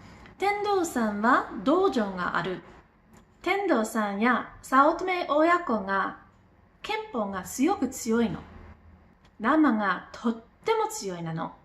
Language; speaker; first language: Japanese; non-native, learner; English